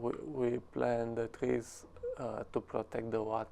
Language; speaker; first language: English; non-native, learner; Romanian